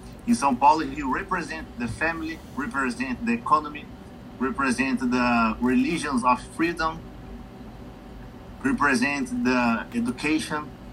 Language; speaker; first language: English; non-native, learner; Portuguese